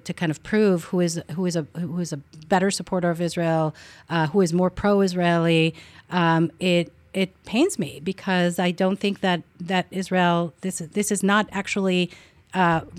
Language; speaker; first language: English; non-native, fluent; Hebrew